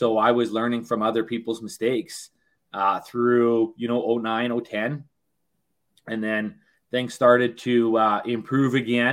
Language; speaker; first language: English; native; English